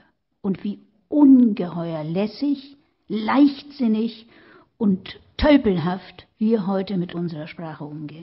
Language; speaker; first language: German; native; German